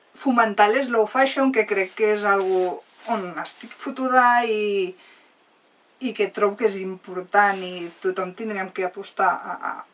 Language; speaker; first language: Catalan; non-native, local second language; Spanish